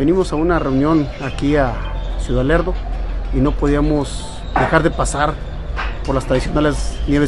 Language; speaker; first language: Spanish; native; Spanish